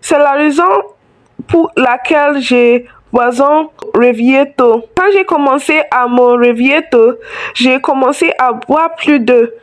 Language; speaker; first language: French; non-native, learner; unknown